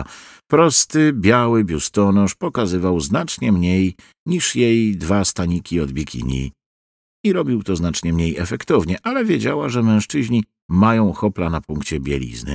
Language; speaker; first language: Polish; native; Polish